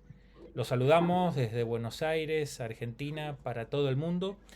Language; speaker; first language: Spanish; native; Spanish